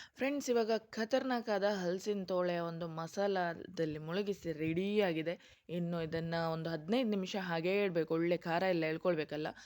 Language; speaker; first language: Kannada; non-native, local second language; Tulu